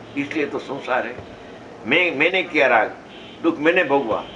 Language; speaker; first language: Hindi; non-native, local second language; Gujarati